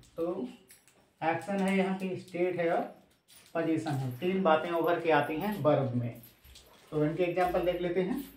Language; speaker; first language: Hindi; native; Hindi